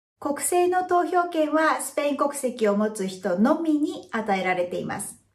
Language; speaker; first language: Japanese; native; Japanese